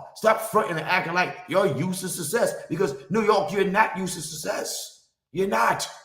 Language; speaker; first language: English; native; English